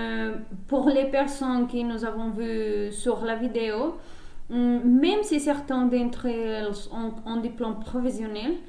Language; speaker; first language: French; non-native, learner; Spanish